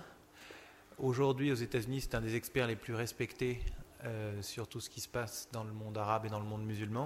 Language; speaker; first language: French; native; French